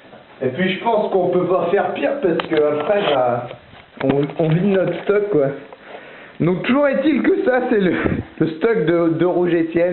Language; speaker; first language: French; native; French